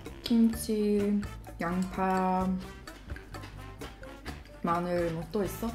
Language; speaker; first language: Korean; non-native, fluent; Swedish